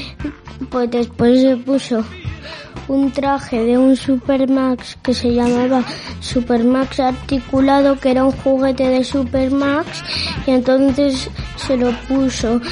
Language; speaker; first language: Spanish; native; Spanish